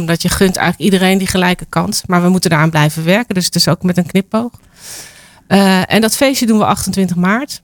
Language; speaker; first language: Dutch; native; Dutch